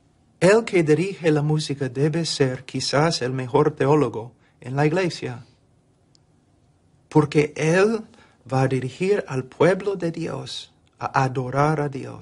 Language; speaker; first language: Spanish; non-native, fluent; English